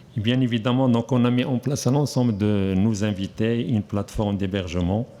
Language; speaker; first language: French; non-native, local second language; Arabic